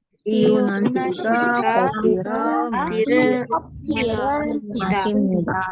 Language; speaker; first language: Korean; non-native, learner; Indonesian